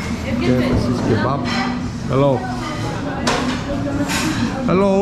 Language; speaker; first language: English; non-native, fluent; Greek